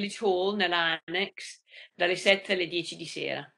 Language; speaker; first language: Italian; native; Italian